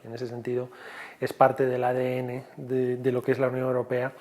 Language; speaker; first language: Spanish; native; Spanish